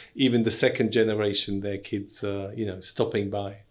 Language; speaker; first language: English; non-native, fluent; German